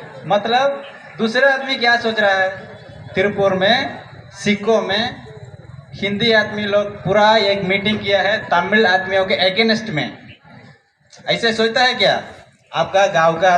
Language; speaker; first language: Hindi; non-native, local second language; Tamil